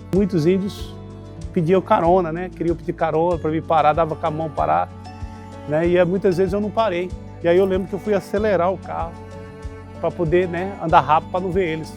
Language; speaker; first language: Portuguese; native; Portuguese